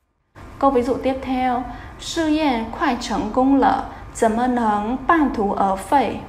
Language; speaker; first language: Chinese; non-native, fluent; Vietnamese